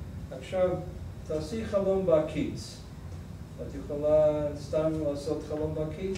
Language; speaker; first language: Hebrew; non-native, fluent; English